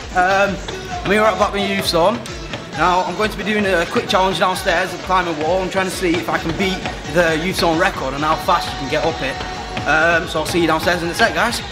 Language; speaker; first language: English; native; English